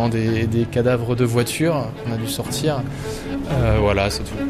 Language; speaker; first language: French; native; French